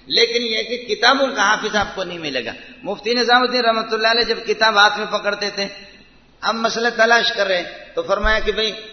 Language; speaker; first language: Urdu; non-native, local second language; Brahui